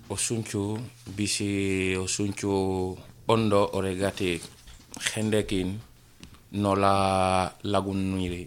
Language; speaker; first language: Basque; non-native, learner; Wolof